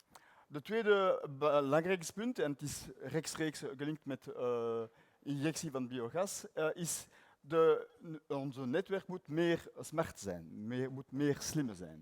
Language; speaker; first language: Dutch; non-native, learner; French